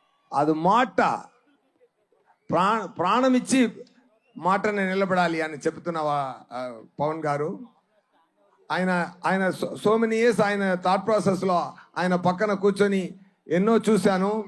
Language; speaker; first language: Telugu; non-native, fluent; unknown